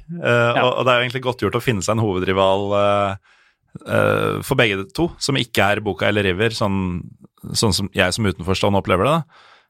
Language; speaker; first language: Norwegian; native; Norwegian